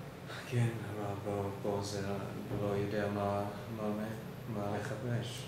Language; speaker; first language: Hebrew; non-native, learner; Finnish